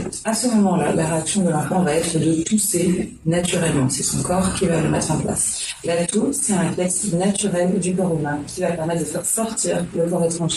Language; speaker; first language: French; native; French